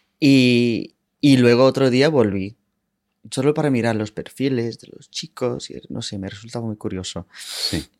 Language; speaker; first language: Spanish; non-native, fluent; English